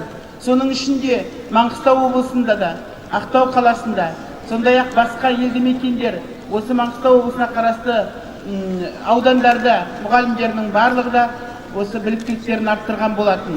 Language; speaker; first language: Kazakh; native; Kazakh